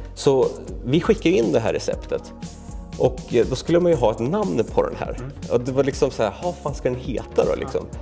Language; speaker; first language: Swedish; early bilingual, other home language; Serbian